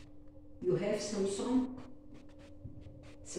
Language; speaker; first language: English; non-native, learner; Arabic